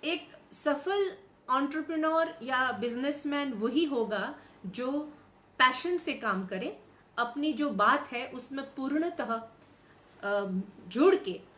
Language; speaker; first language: Hindi; non-native, local second language; Gujarati